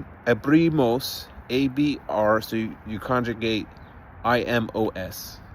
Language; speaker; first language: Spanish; non-native, learner; English